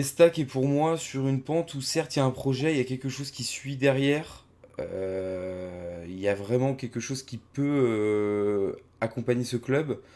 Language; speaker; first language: French; native; French